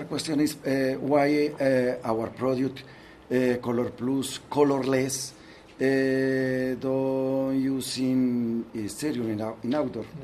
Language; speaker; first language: English; non-native, learner; Spanish